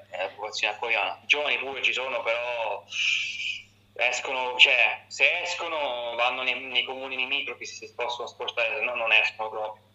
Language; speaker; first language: Italian; native; Italian